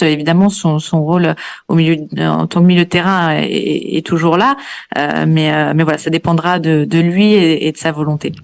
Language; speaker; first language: French; native; French